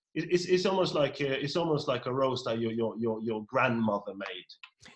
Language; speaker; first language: English; non-native, fluent; Norwegian